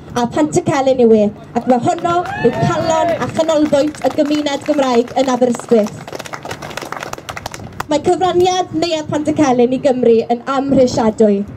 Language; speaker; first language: Welsh; native; Welsh